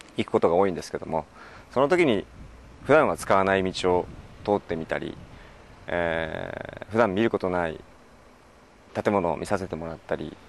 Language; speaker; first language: Japanese; native; Japanese